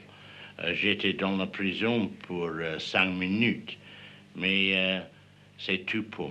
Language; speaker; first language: French; non-native, learner; English